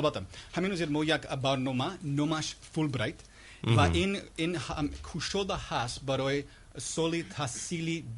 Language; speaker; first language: Persian; non-native, learner; English